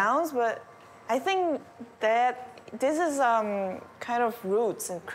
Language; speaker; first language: English; non-native, learner; Korean